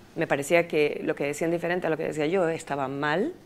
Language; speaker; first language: Spanish; native; Spanish